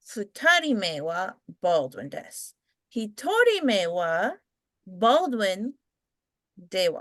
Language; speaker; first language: Japanese; non-native, fluent; English